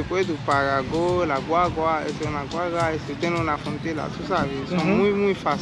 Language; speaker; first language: Spanish; non-native, learner; Haitian Creole